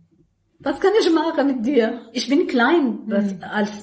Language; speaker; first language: German; non-native, learner; Arabic